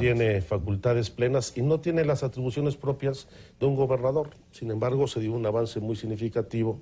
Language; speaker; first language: Spanish; native; Spanish